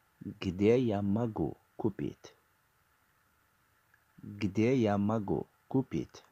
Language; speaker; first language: Russian; non-native, learner; Tajik